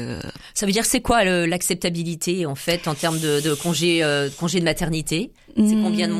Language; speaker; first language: French; native; French